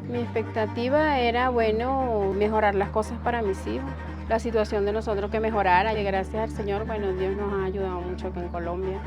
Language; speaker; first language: Spanish; native; Spanish